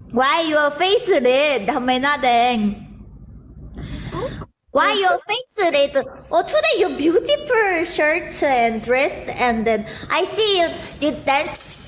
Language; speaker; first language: English; non-native, learner; Thai